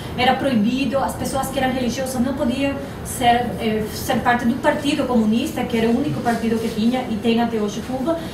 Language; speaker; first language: Portuguese; non-native, fluent; Spanish